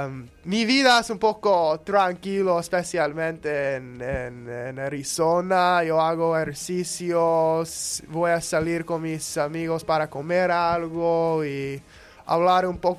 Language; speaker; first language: Spanish; non-native, learner; English